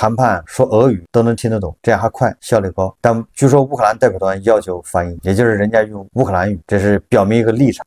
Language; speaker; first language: Chinese; native; Chinese